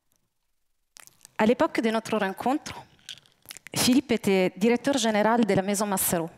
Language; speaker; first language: French; native; French